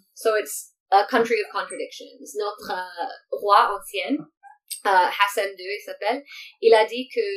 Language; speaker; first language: French; non-native, local second language; English